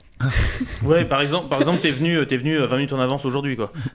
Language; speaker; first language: French; native; French